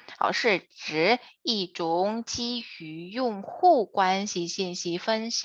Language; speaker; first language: Chinese; non-native, fluent; Indonesian